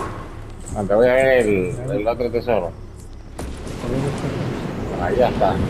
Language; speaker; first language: Spanish; native; Spanish